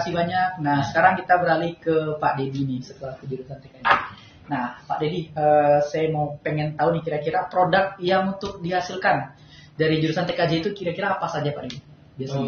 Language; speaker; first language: Indonesian; native; Indonesian